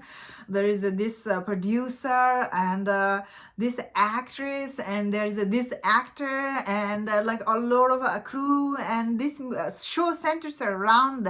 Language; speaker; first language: English; non-native, fluent; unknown